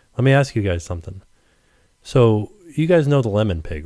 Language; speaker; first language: English; native; English